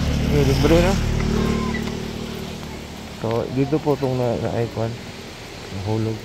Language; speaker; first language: Filipino; non-native, local second language; Cebuano